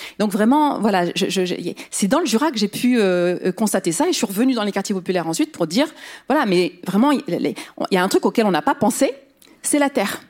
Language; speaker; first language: French; early bilingual, other home language; Riffian